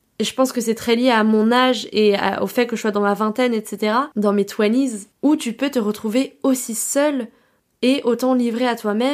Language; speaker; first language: French; native; French